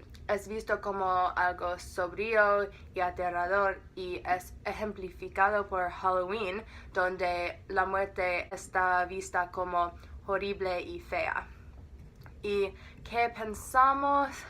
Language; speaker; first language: Spanish; non-native, learner; English